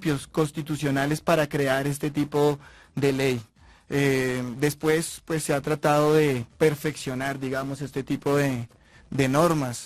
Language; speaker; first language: Spanish; native; Spanish